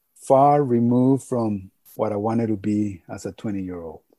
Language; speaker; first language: English; early bilingual, other home language; Spanish